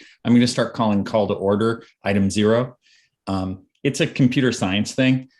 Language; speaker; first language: English; native; English